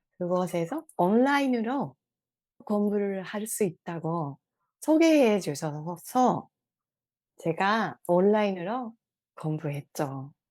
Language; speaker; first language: Korean; non-native, fluent; Japanese